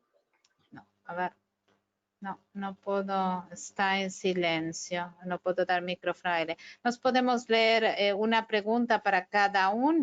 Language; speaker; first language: Portuguese; non-native, fluent; Spanish